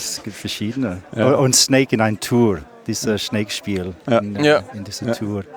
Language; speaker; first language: German; non-native, learner; English